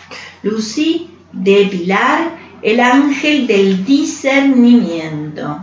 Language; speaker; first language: Spanish; native; Spanish